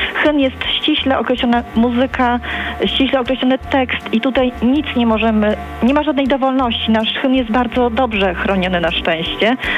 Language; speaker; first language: Polish; native; Polish